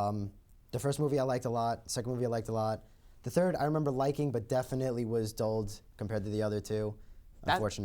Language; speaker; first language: English; native; English